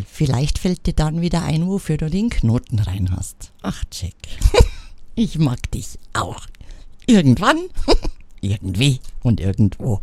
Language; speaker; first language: German; native; German